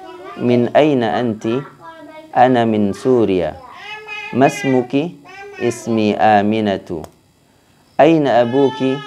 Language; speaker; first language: Arabic; non-native, fluent; Indonesian